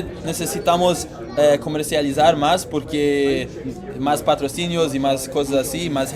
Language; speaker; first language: Spanish; non-native, learner; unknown